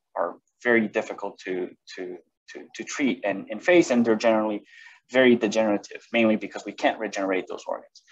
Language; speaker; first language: English; non-native, fluent; Portuguese